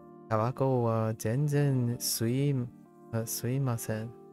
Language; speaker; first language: Japanese; non-native, learner; English